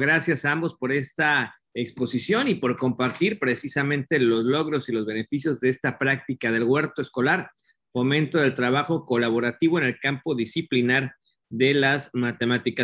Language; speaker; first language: Spanish; native; Spanish